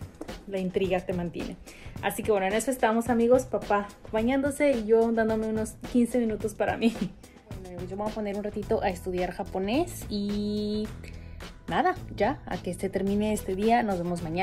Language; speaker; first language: Spanish; native; Spanish